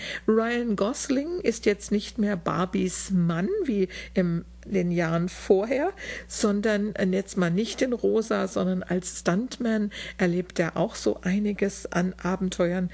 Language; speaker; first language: German; native; German